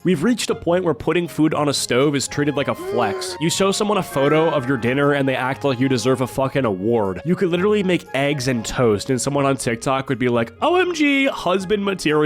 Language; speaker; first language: English; native; English